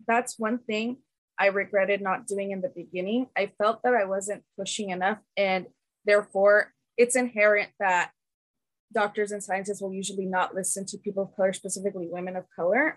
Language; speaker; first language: English; early bilingual, other home language; Spanish